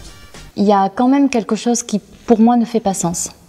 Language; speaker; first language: French; native; French